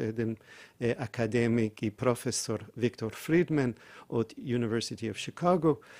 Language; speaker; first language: Macedonian; non-native, fluent; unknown